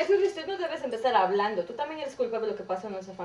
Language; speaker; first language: Spanish; non-native, learner; English